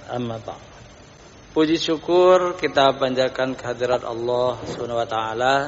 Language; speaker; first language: Indonesian; non-native, local second language; Achinese